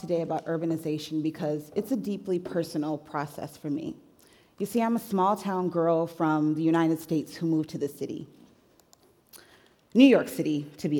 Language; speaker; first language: English; native; English